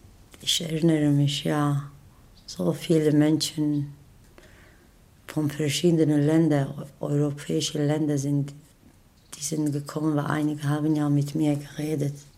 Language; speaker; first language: German; non-native, learner; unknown